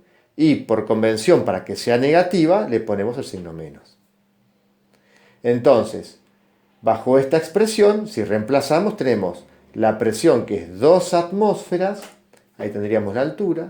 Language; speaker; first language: Spanish; native; Spanish